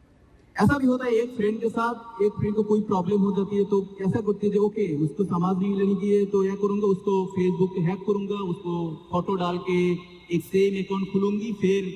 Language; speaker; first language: Hindi; non-native, learner; Bangla